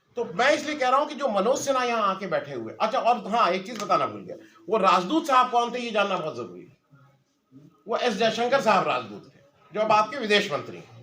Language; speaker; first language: Hindi; native; Hindi